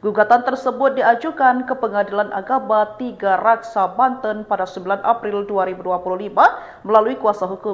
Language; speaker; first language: Indonesian; native; Indonesian